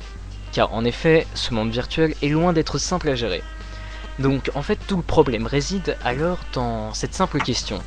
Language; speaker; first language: French; native; French